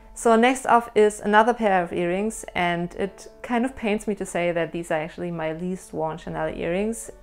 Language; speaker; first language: English; non-native, fluent; German